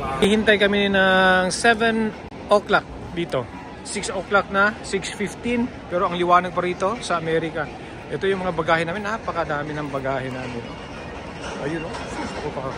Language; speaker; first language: Filipino; non-native, local second language; Cebuano